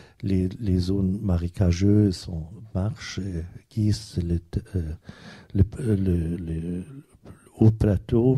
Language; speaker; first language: French; non-native, fluent; German